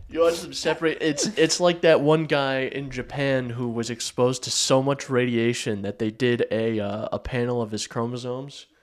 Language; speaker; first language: English; native; English